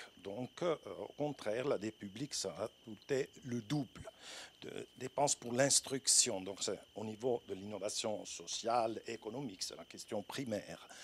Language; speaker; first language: French; non-native, fluent; Italian